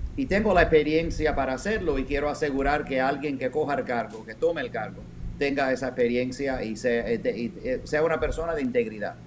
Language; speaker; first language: Spanish; early bilingual, heritage; Spanish